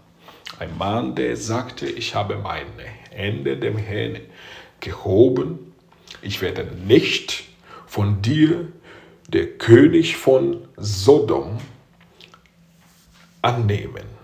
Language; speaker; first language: German; non-native, fluent; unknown